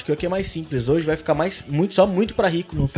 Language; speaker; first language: Portuguese; native; Portuguese